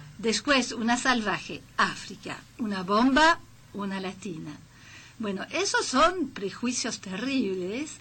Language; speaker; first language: Spanish; non-native, fluent; French